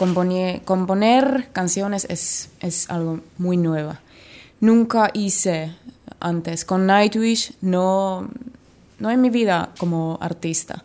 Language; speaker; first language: Spanish; non-native, learner; Finnish